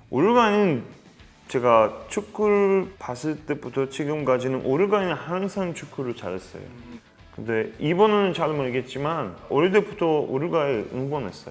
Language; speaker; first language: Korean; non-native, fluent; Persian